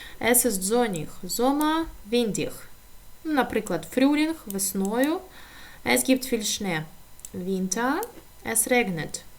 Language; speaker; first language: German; non-native, learner; Ukrainian